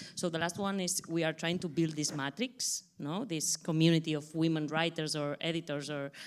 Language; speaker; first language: English; non-native, fluent; Catalan